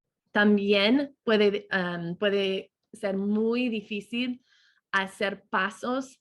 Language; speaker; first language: Spanish; non-native, fluent; English